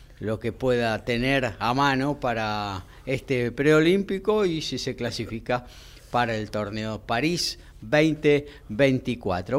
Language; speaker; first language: Spanish; native; Spanish